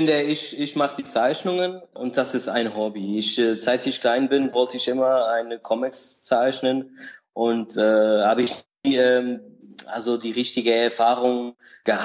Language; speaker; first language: German; non-native, learner; Portuguese